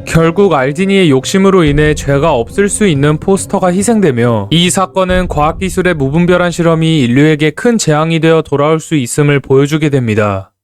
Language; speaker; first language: Korean; native; Korean